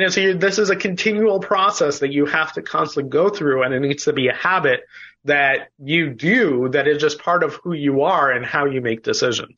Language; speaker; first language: English; native; English